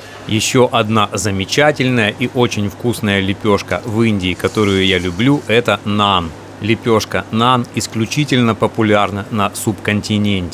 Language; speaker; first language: Russian; native; Russian